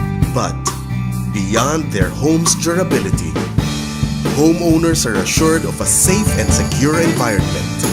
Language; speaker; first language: English; non-native, local second language; Filipino